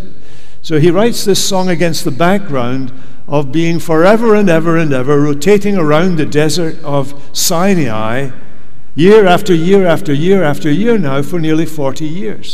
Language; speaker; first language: English; native; English